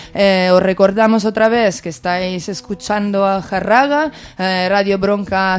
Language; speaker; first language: Spanish; native; Spanish